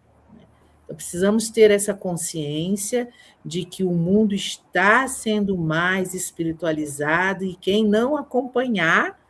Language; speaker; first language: Portuguese; native; Portuguese